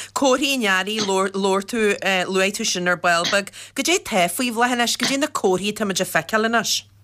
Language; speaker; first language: Irish; native; Irish